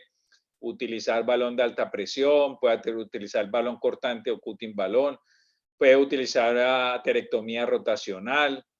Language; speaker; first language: Spanish; native; Spanish